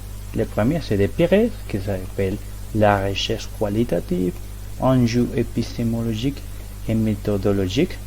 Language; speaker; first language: French; non-native, learner; Spanish